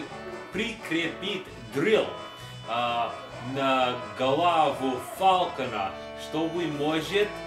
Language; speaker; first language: Russian; non-native, learner; English